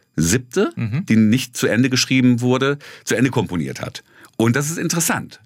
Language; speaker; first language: German; native; German